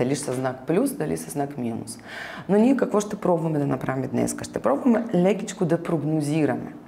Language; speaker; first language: Bulgarian; non-native, fluent; Ukrainian